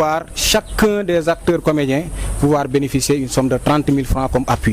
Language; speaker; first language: French; non-native, local second language; Wolof